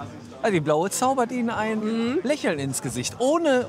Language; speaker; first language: German; native; German